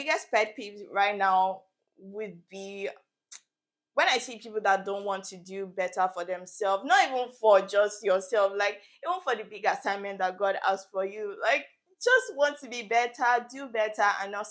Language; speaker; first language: English; non-native, local second language; Yoruba